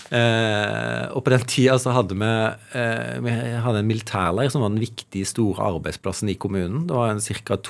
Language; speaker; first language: Norwegian; native; Norwegian